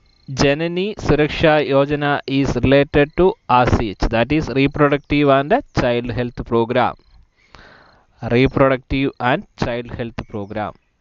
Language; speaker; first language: English; non-native, local second language; Malayalam